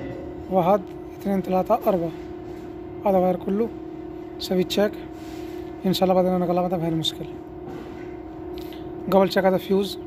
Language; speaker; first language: Arabic; non-native, learner; Urdu